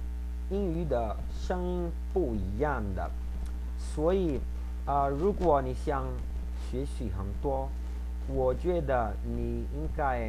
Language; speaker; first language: Chinese; non-native, fluent; Portuguese